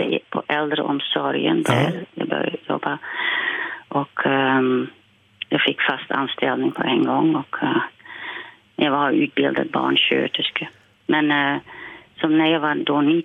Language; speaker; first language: Swedish; non-native, fluent; Dutch